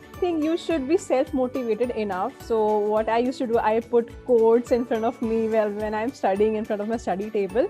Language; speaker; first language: English; non-native, local second language; Hindi